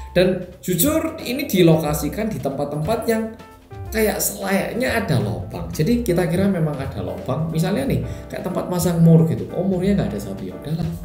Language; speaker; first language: Indonesian; non-native, fluent; Korean